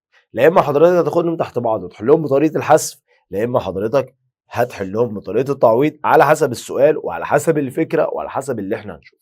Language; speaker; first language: Arabic; native; Arabic